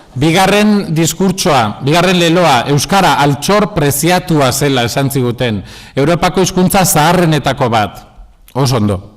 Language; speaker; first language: Basque; non-native, local second language; Spanish